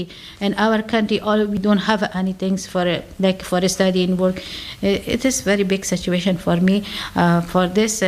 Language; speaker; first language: English; non-native, learner; Persian